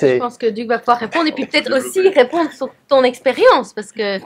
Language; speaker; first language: French; native; French